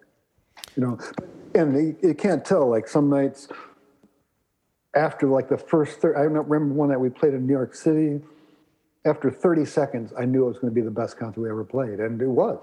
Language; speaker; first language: English; native; English